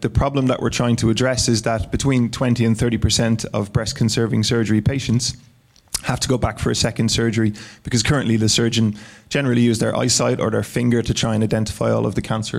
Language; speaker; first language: English; native; English